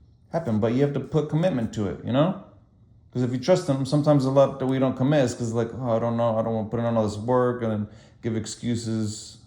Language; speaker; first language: English; native; English